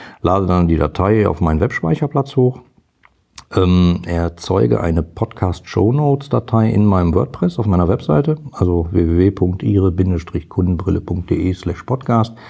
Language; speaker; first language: German; native; German